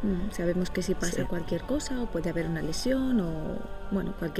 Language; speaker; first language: Spanish; native; Spanish